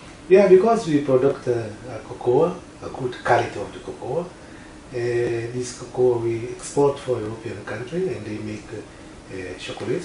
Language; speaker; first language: English; non-native, learner; Portuguese